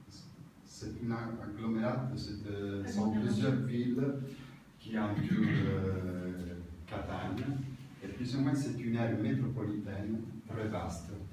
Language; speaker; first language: French; non-native, learner; Italian